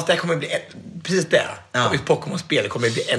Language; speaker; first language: Swedish; native; Swedish